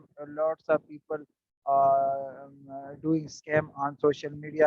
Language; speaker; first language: English; non-native, learner; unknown